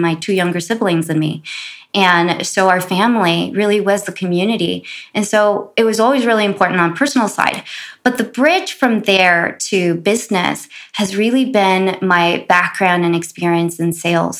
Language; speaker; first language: English; native; English